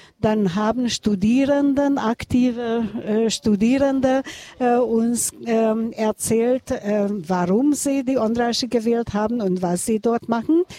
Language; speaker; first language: German; non-native, fluent; Hungarian